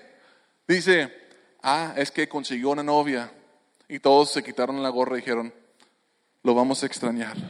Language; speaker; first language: Spanish; native; Spanish